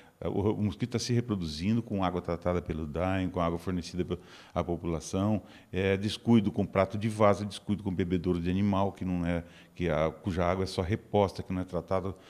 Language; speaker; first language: Portuguese; native; Portuguese